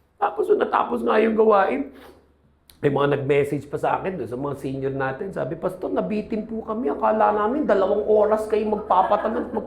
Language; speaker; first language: Filipino; native; Filipino